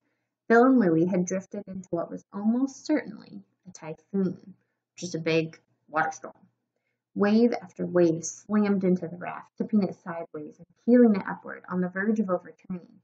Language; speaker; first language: English; native; English